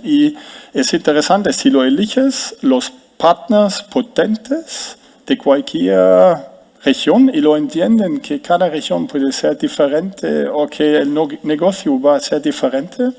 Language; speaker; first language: Spanish; non-native, fluent; German